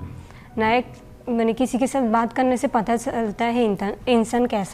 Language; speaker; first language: Hindi; non-native, learner; Bangla